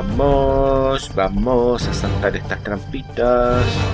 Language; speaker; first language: Spanish; native; Spanish